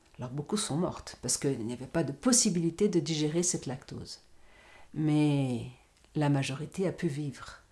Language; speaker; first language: French; non-native, fluent; Portuguese